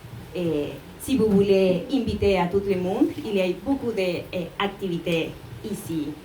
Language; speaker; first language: French; non-native, learner; Spanish